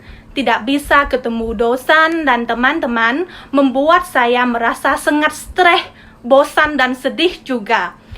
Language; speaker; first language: Indonesian; non-native, learner; Khmer